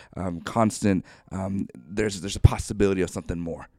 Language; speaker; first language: English; native; English